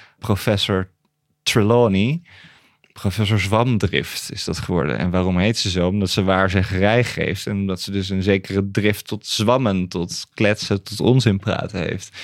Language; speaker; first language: Dutch; native; Dutch